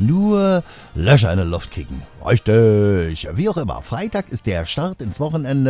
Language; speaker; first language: German; native; German